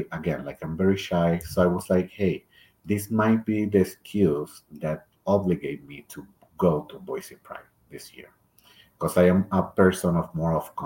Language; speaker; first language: English; non-native, fluent; Spanish